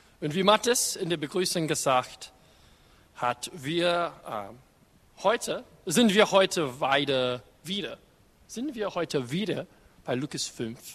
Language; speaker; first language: German; non-native, learner; English